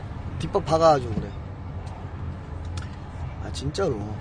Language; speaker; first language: Korean; native; Korean